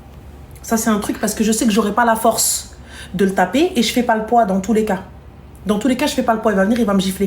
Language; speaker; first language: French; native; French